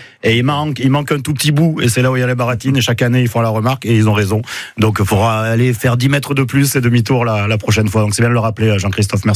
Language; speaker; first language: French; native; French